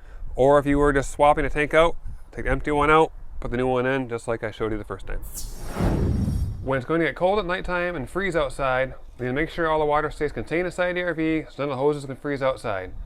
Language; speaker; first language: English; native; English